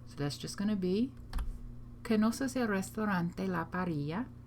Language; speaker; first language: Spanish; non-native, fluent; English